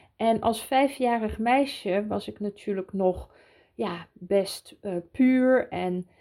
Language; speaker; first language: Dutch; early bilingual, heritage; Dutch